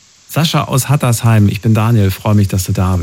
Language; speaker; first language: German; native; German